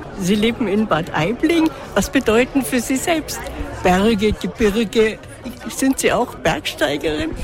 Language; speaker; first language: German; native; German